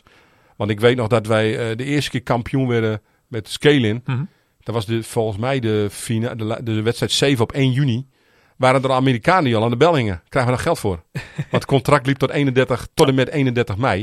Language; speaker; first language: Dutch; native; Dutch